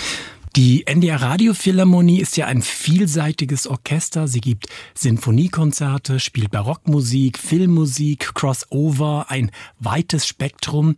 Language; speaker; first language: German; native; German